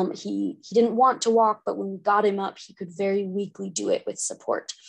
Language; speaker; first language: English; native; English